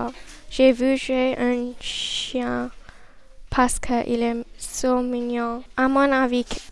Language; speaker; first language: French; non-native, learner; English